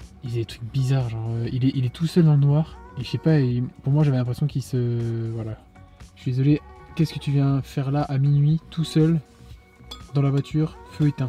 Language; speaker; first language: French; native; French